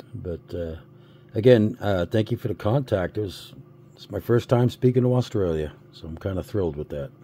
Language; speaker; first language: English; native; English